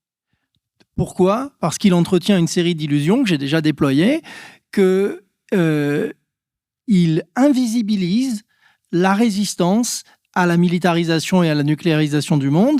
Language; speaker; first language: French; native; French